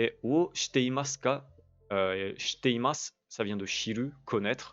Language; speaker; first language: Japanese; non-native, fluent; French